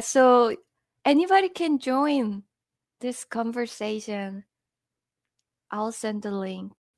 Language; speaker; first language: English; non-native, fluent; Korean